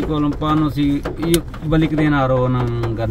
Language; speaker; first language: Filipino; non-native, local second language; Punjabi